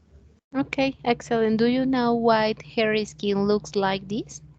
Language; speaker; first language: English; non-native, fluent; Spanish